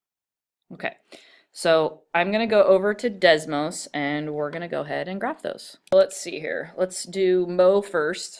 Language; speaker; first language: English; native; English